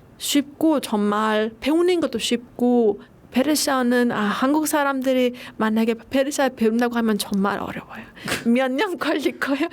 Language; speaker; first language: Korean; non-native, fluent; Persian